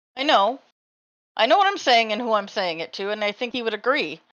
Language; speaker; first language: English; native; English